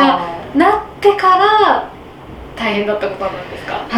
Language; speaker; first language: Japanese; native; Japanese